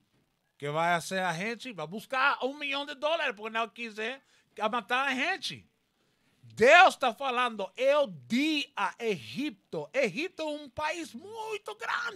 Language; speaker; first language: Portuguese; non-native, learner; Spanish